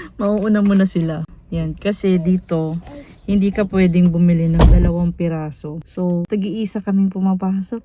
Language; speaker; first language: Filipino; native; Filipino